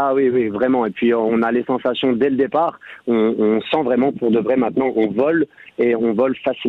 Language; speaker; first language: French; native; French